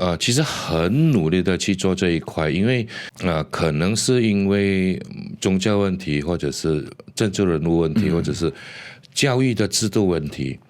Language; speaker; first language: Chinese; native; Chinese